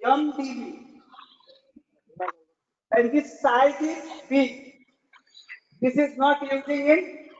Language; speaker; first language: English; non-native, learner; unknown